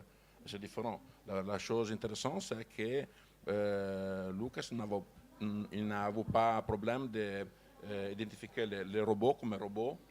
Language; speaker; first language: French; non-native, learner; Italian